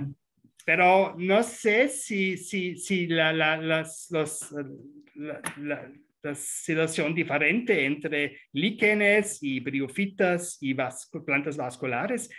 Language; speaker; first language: Spanish; non-native, fluent; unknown